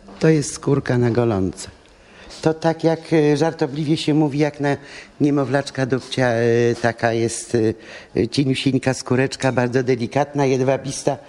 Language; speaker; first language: Polish; native; Polish